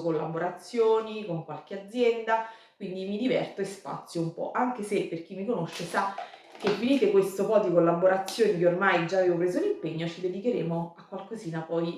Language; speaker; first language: Italian; native; Italian